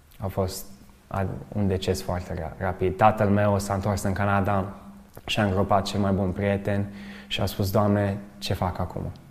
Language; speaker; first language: Romanian; early bilingual, other home language; English